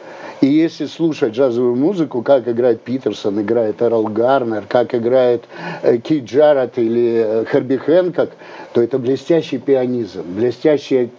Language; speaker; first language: Russian; native; Russian